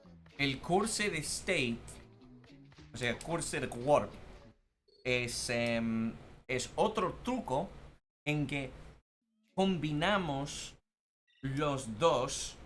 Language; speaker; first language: Spanish; non-native, fluent; English